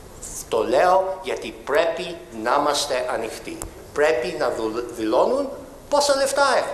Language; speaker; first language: Greek; early bilingual, heritage; Greek